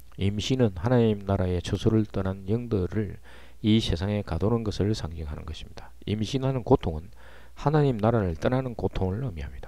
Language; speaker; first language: Korean; native; Korean